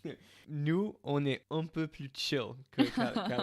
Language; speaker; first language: French; non-native, fluent; English